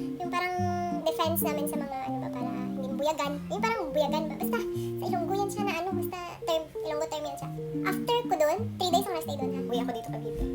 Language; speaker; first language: Filipino; non-native, local second language; Hiligaynon